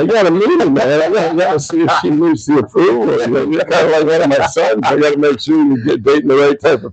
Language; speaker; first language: English; native; English